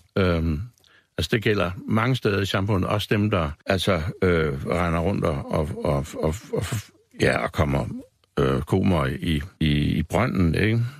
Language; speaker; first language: Danish; native; Danish